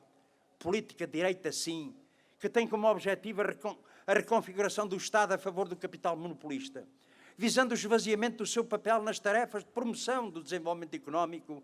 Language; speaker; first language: Portuguese; native; Portuguese